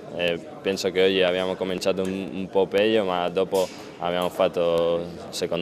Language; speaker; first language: Italian; non-native, fluent; Spanish